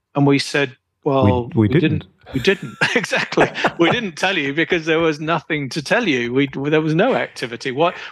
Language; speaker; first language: English; native; English